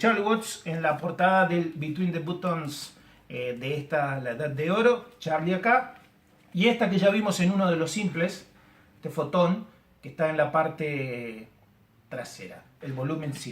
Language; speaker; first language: Spanish; native; Spanish